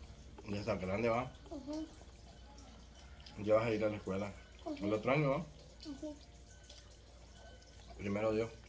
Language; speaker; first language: Spanish; native; Spanish